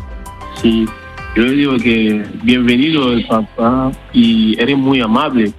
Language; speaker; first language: Spanish; non-native, learner; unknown